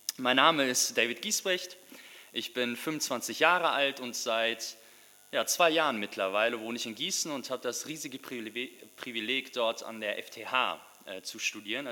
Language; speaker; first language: German; early bilingual, other home language; Russian